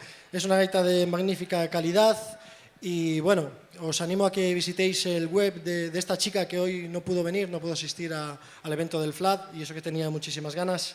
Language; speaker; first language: Spanish; native; Spanish